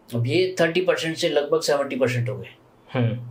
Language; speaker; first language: Hindi; native; Hindi